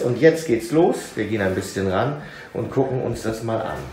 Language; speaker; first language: German; native; German